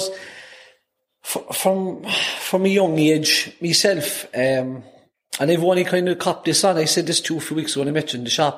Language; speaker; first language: English; native; English